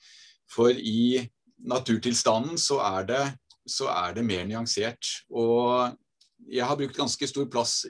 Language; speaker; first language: Norwegian; native; Norwegian